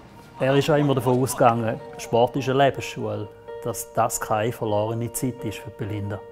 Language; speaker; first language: German; native; German